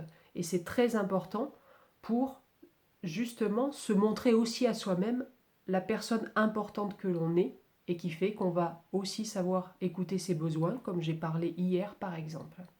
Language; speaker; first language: French; native; French